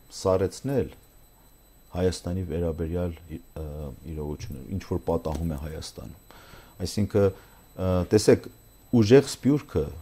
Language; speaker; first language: Armenian; native; Armenian